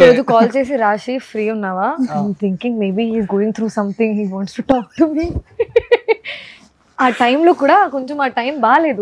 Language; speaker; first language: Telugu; non-native, local second language; Hindi